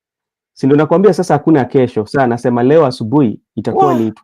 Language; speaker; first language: Swahili; non-native, local second language; Luo (Kenya and Tanzania)